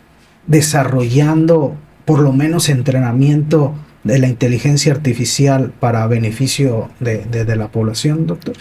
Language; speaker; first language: Spanish; native; Spanish